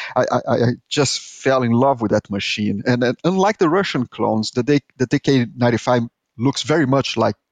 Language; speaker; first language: English; non-native, fluent; Portuguese